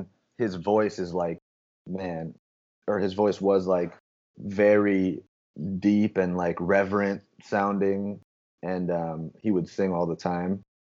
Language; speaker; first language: English; native; English